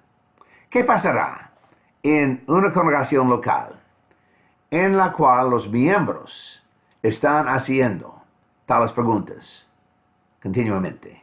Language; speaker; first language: Spanish; non-native, fluent; English